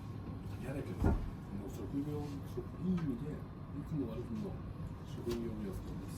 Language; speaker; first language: Japanese; native; Japanese